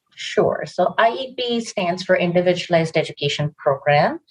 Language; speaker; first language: English; non-native, local second language; Urdu